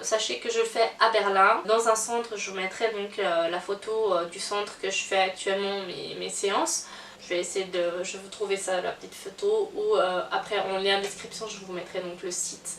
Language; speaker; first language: French; native; French